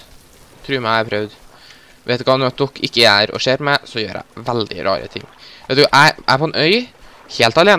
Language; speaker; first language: Norwegian; native; Norwegian